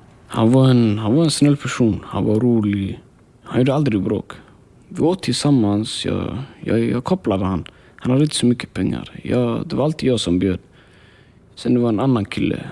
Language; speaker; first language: Swedish; early bilingual, other home language; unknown